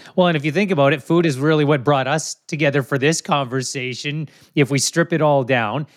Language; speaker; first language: English; native; English